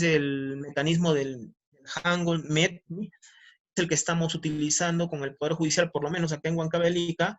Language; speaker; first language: Spanish; native; Spanish